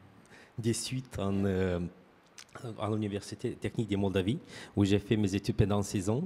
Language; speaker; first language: French; non-native, fluent; Romanian